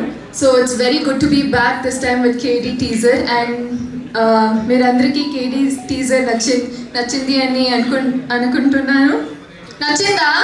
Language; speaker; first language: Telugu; non-native, learner; Kannada